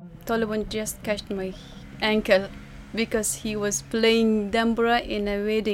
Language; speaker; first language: English; non-native, fluent; Persian